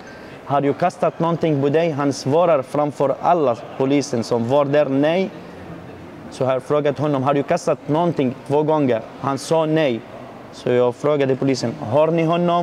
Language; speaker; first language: Swedish; non-native, learner; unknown